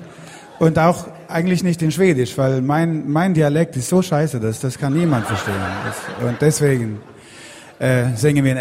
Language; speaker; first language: German; non-native, learner; Swedish